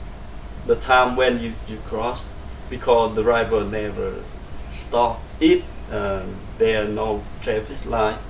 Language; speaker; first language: English; non-native, learner; Vietnamese